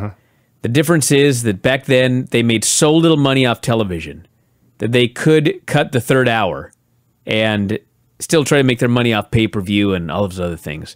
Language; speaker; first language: English; native; English